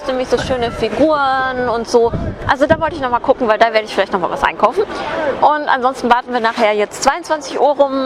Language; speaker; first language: German; native; German